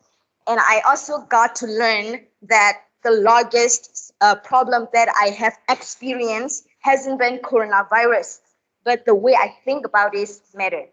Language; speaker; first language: English; non-native, fluent; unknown